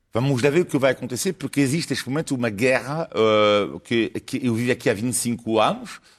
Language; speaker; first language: Portuguese; non-native, fluent; French